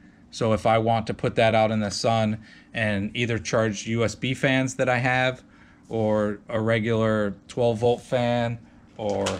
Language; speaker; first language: English; native; English